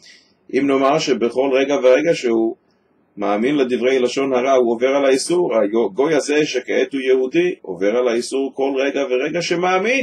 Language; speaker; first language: Hebrew; native; Hebrew